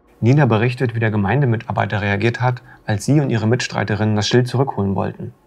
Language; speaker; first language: German; native; German